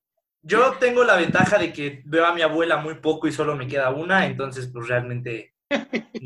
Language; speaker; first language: Spanish; native; Spanish